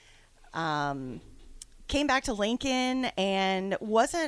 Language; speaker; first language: English; native; English